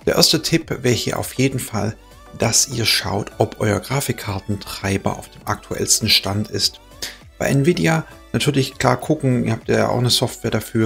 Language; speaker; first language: German; native; German